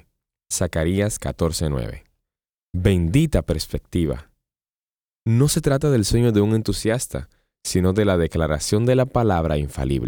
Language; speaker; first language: Spanish; native; Spanish